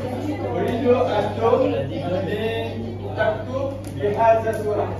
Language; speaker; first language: Arabic; non-native, learner; Malay